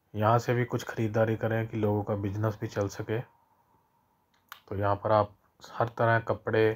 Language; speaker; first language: Hindi; non-native, local second language; Punjabi